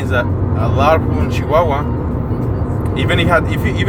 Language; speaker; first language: English; non-native, fluent; Spanish